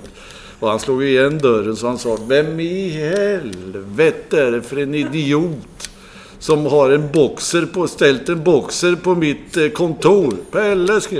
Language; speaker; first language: Swedish; native; Swedish